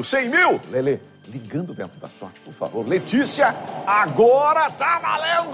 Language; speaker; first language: Portuguese; native; Portuguese